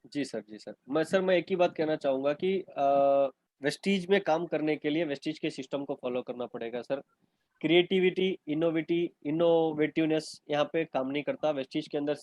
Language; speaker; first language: Hindi; non-native, local second language; Urdu